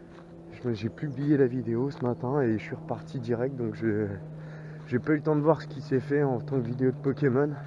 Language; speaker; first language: French; native; French